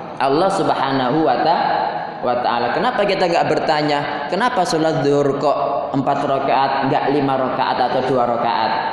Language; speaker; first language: Indonesian; non-native, local second language; Javanese